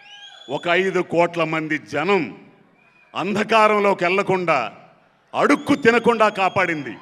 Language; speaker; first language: Telugu; native; Telugu